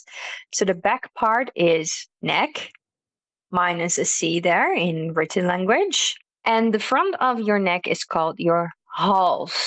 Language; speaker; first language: English; non-native, fluent; Dutch